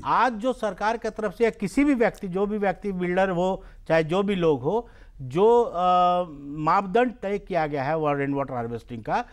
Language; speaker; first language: Hindi; native; Hindi